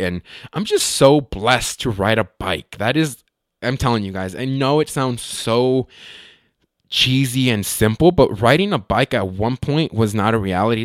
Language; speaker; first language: English; early bilingual, other home language; Spanish